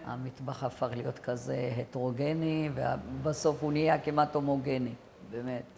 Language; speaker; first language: Hebrew; early bilingual, other home language; French